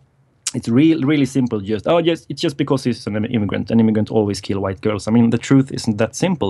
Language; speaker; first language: English; non-native, fluent; Swedish